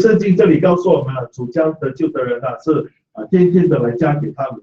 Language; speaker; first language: Chinese; native; Chinese